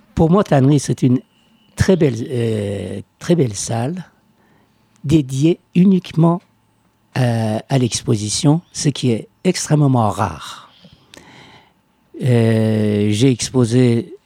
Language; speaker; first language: French; non-native, fluent; Persian